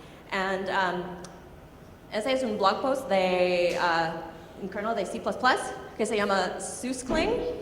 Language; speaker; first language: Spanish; non-native, learner; English